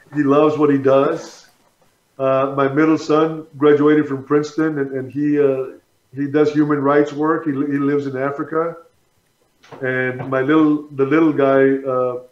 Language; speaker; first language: English; native; English